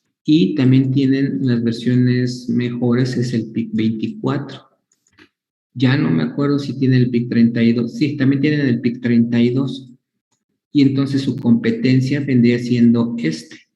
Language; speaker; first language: Spanish; native; Spanish